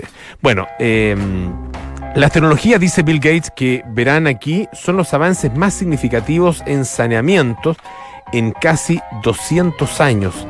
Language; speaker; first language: Spanish; native; Spanish